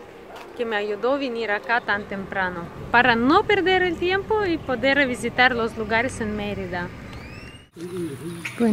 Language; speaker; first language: Spanish; non-native, learner; Russian